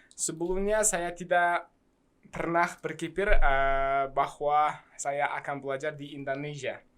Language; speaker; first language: Indonesian; non-native, learner; Kazakh